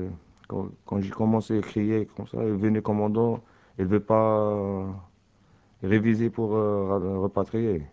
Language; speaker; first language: French; non-native, learner; Arabic